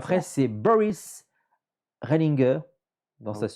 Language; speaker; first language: French; native; French